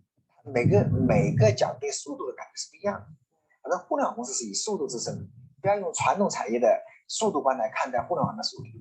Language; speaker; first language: Chinese; native; Chinese